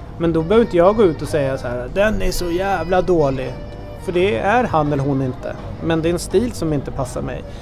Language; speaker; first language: Swedish; native; Swedish